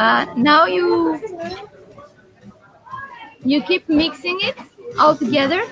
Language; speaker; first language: English; non-native, fluent; Greek